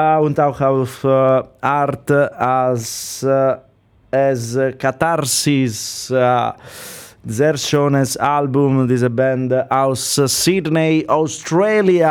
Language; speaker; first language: German; non-native, learner; Italian